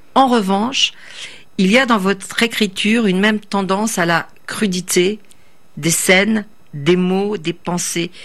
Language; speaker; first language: French; native; French